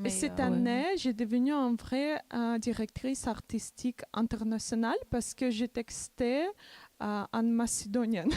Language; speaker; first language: French; non-native, learner; Macedonian